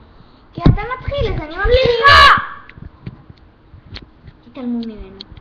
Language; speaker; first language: Hebrew; early bilingual, other home language; Russian